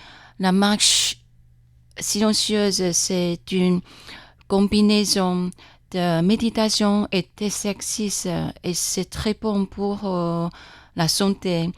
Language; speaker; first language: French; non-native, fluent; Chinese